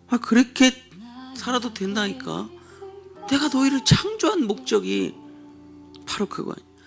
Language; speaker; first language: Korean; native; Korean